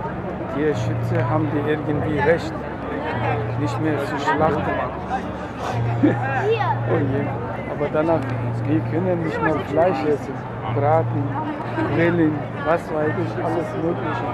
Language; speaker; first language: German; non-native, learner; Turkish